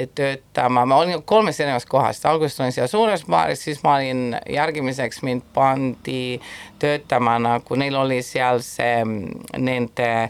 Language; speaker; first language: Estonian; non-native, fluent; Italian